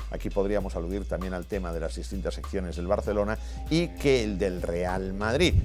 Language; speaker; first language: Spanish; native; Spanish